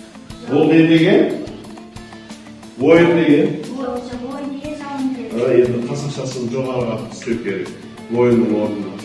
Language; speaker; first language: Kazakh; non-native, learner; Uzbek